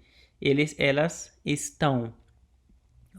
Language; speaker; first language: Portuguese; non-native, local second language; Haitian Creole